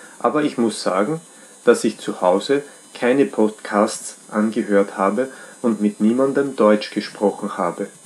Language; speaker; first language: German; non-native, fluent; Czech